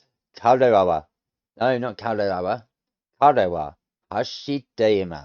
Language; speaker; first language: Japanese; non-native, learner; English